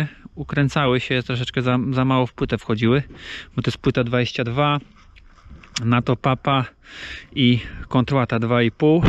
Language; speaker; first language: Polish; native; Polish